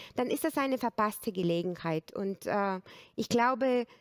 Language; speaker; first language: German; non-native, fluent; Bulgarian